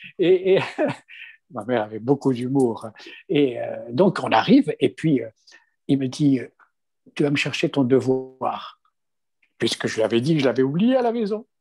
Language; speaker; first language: French; non-native, local second language; Kabyle